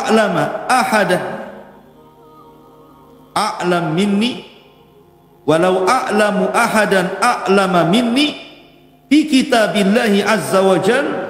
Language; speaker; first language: Indonesian; native; Indonesian